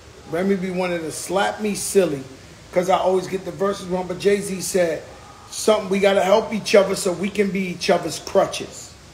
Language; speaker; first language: English; native; English